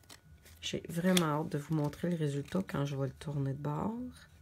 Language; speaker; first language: French; native; French